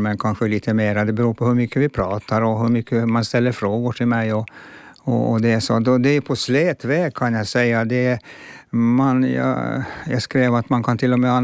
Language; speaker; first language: Swedish; non-native, local second language; Finnish